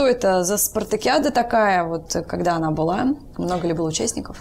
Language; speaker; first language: Russian; native; Russian